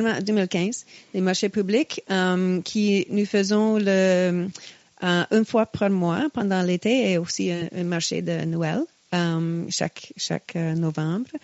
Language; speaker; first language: French; non-native, local second language; English